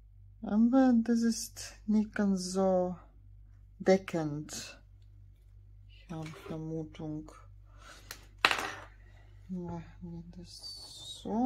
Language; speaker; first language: German; non-native, fluent; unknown